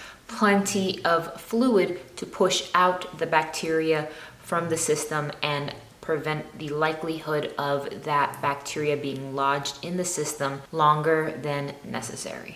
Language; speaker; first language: English; native; English